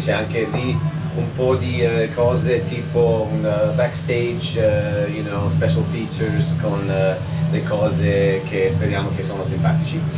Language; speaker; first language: Italian; non-native, learner; English